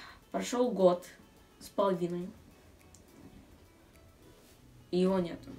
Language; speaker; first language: Russian; early bilingual, other home language; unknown